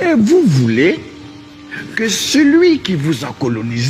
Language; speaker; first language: French; non-native, local second language; Dyula